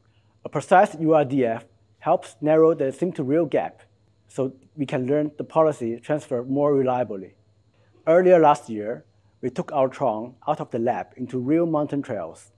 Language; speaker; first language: English; non-native, fluent; Chinese